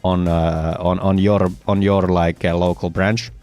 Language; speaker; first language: English; non-native, fluent; Finnish